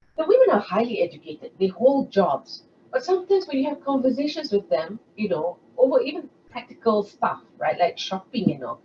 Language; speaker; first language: English; non-native, local second language; Malay